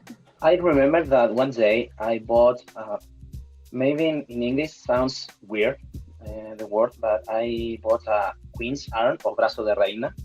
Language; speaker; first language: English; non-native, fluent; Spanish